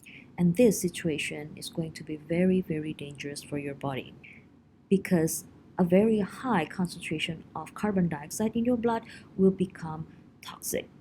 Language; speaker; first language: English; non-native, fluent; Indonesian